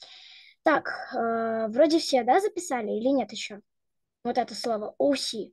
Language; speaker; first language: Russian; native; Russian